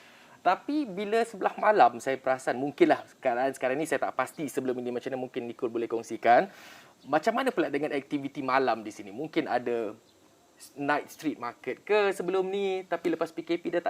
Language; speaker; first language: Malay; native; Malay